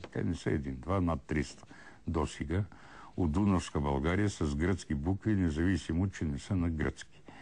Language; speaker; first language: Bulgarian; native; Bulgarian